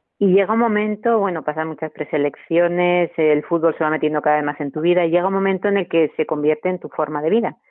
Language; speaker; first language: Spanish; native; Spanish